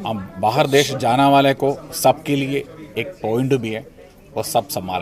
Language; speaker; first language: Hindi; non-native, local second language; Malayalam